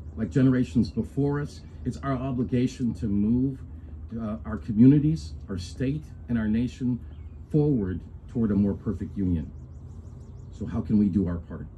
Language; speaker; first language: English; native; English